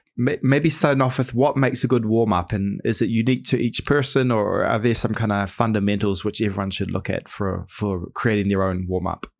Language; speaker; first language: English; native; English